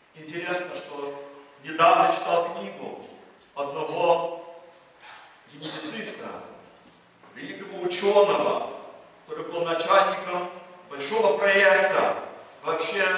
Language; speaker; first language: Russian; early bilingual, heritage; Russian